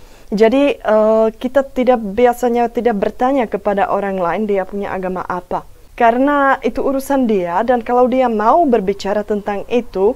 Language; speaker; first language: Indonesian; non-native, fluent; Czech